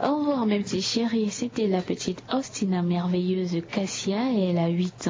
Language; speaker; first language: French; non-native, local second language; Sango